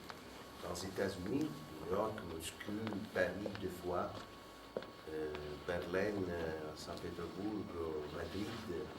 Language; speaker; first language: French; non-native, fluent; Italian